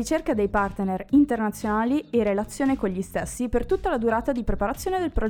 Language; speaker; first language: Italian; native; Italian